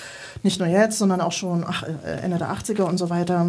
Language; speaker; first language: German; native; German